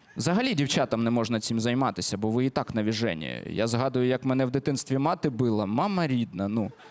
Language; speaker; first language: Ukrainian; non-native, local second language; Russian